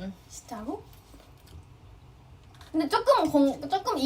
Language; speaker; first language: Korean; non-native, fluent; Thai